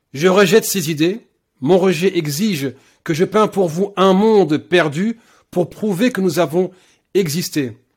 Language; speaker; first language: French; native; French